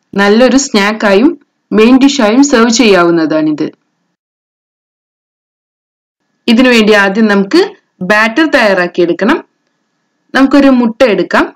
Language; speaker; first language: Malayalam; native; Malayalam